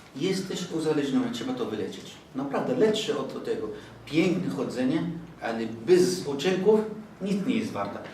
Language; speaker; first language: Polish; non-native, fluent; Arabic